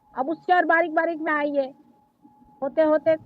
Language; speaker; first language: Hindi; non-native, local second language; Marathi